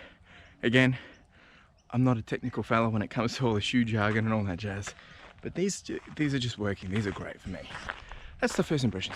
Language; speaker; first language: English; native; English